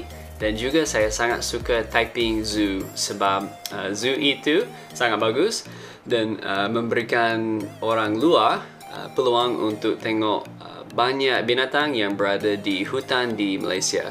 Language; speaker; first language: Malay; non-native, fluent; English